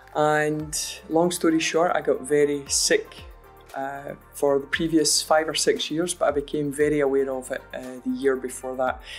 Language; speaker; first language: English; native; English